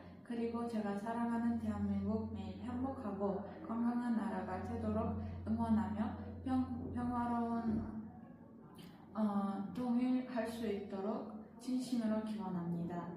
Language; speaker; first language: Korean; non-native, learner; Uzbek